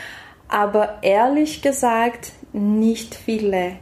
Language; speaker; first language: German; non-native, learner; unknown